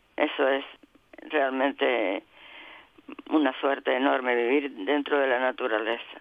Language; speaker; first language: Spanish; native; Spanish